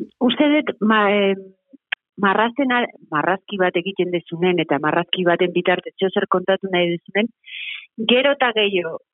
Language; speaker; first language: Basque; native; Basque